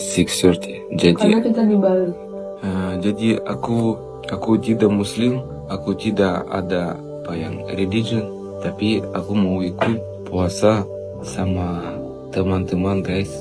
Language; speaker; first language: Indonesian; non-native, learner; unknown